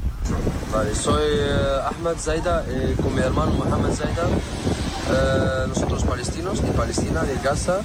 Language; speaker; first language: Spanish; non-native, learner; Arabic